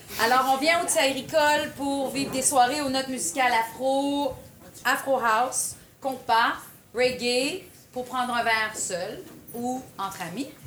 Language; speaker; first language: French; native; French